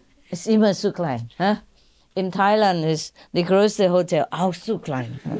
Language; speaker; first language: German; non-native, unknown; Vietnamese